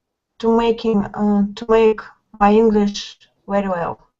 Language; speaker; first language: English; non-native, fluent; Tatar